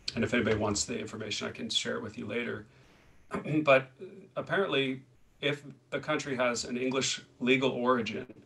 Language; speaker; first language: English; native; English